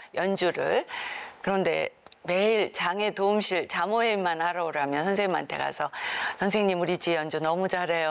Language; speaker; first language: Korean; native; Korean